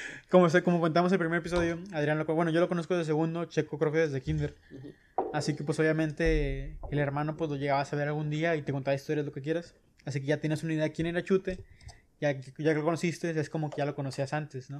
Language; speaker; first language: Spanish; native; Spanish